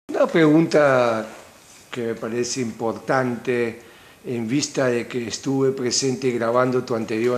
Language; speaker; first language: Spanish; native; Spanish